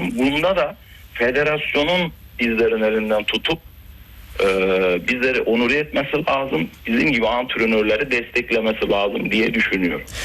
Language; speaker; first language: Turkish; native; Turkish